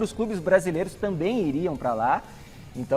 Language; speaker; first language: Portuguese; native; Portuguese